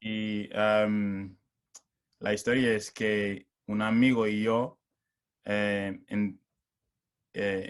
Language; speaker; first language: Spanish; non-native, learner; English